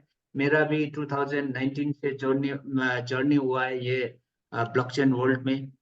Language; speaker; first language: Hindi; non-native, local second language; Nepali